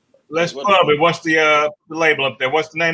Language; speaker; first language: English; native; English